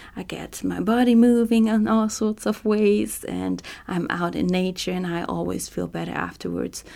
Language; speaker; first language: English; non-native, fluent; German